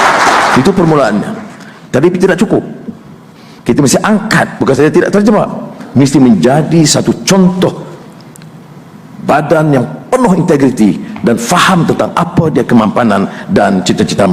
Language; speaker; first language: Malay; native; Malay